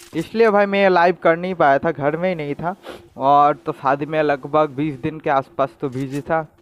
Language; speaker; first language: Hindi; non-native, local second language; Bangla